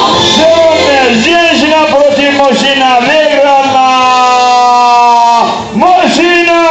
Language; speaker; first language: Russian; non-native, learner; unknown